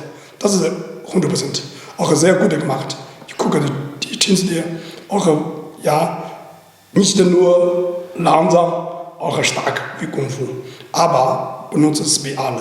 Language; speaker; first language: German; non-native, learner; Chinese